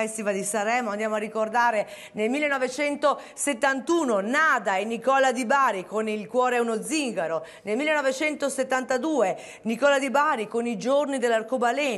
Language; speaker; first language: Italian; native; Italian